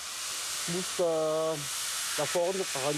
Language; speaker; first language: German; non-native, learner; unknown